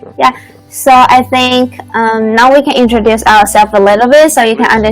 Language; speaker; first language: English; non-native, learner; Chinese